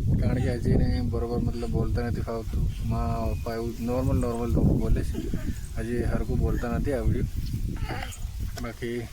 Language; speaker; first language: Gujarati; non-native, local second language; Bhili